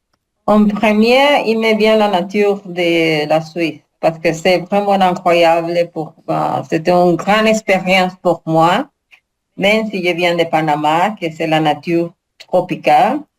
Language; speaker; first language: French; non-native, learner; Spanish